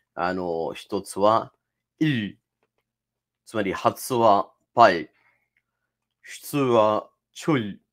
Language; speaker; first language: Japanese; non-native, fluent; English